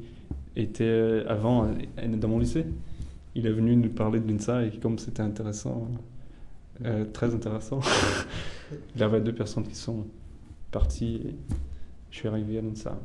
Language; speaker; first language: French; non-native, fluent; Portuguese